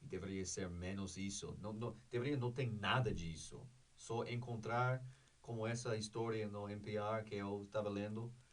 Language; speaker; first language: Portuguese; non-native, learner; English